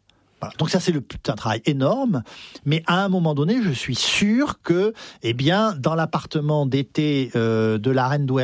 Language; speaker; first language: French; native; French